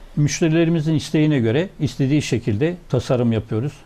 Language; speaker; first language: Turkish; native; Turkish